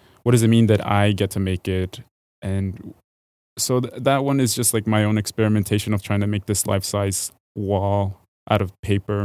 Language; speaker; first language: English; early bilingual, other home language; Spanish